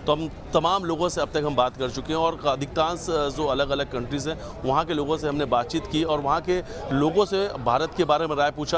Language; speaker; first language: Hindi; native; Hindi